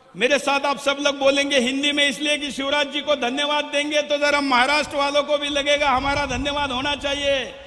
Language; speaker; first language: Hindi; non-native, local second language; Marathi